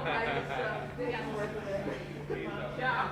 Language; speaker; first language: Dutch; non-native, fluent; English